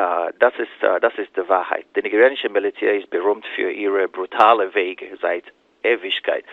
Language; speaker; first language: German; non-native, fluent; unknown